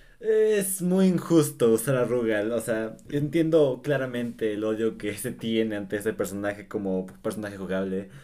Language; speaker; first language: Spanish; native; Spanish